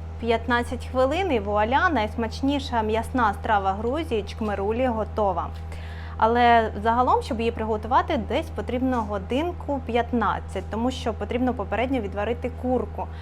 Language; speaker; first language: Ukrainian; native; Ukrainian